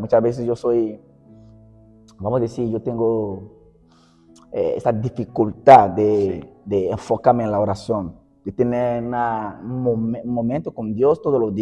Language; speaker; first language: Spanish; non-native, fluent; Portuguese